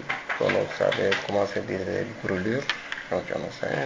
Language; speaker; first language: Spanish; non-native, learner; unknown